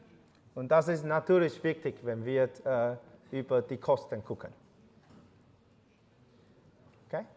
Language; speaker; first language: German; non-native, fluent; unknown